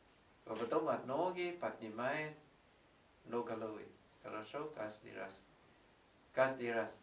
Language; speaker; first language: Russian; non-native, fluent; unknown